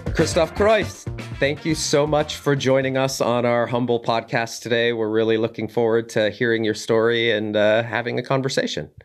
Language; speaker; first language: English; native; English